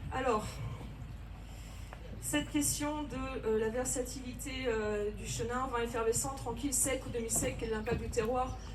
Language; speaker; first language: French; native; French